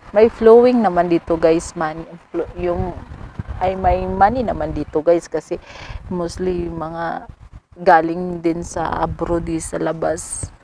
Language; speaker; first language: Filipino; non-native, local second language; Cebuano